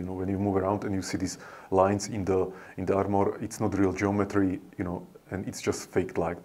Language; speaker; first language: English; non-native, fluent; Slovak